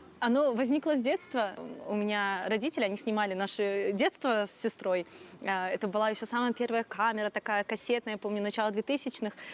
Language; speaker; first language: Russian; non-native, local second language; Crimean Tatar